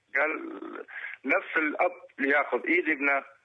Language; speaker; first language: Arabic; non-native, local second language; Kurdish